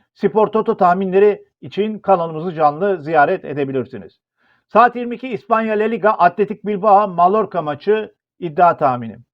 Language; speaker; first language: Turkish; native; Turkish